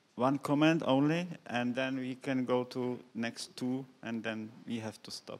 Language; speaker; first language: English; non-native, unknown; Czech